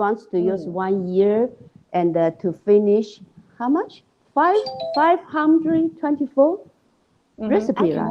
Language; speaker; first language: English; non-native, learner; Chinese